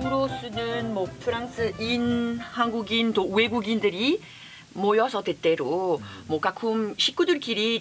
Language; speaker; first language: Korean; non-native, fluent; French